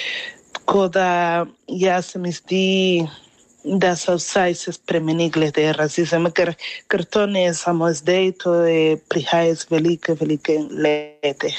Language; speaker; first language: Slovenian; non-native, fluent; Spanish